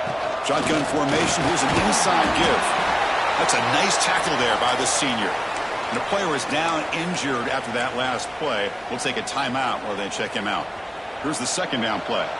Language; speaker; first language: English; native; English